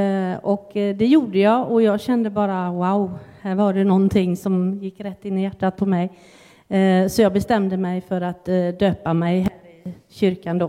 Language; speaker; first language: Swedish; native; Swedish